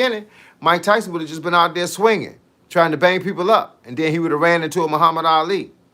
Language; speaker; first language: English; native; English